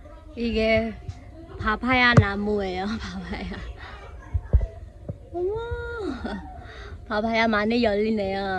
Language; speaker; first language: Korean; non-native, fluent; Khmer